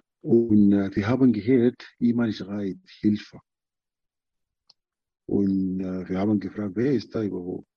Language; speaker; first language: German; non-native, learner; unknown